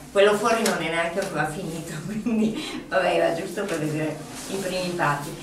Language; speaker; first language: Italian; early bilingual, heritage; Italian